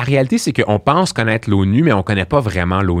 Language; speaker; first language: French; early bilingual, other home language; Arabic